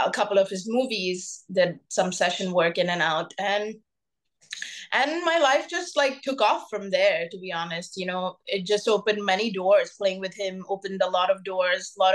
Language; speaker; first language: English; non-native, local second language; Bangla